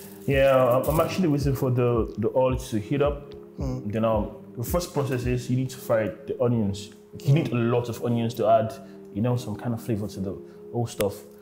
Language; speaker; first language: English; non-native, local second language; Yoruba